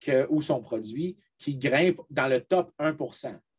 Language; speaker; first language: French; native; French